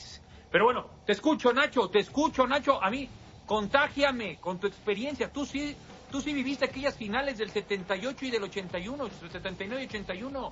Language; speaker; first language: Spanish; native; Spanish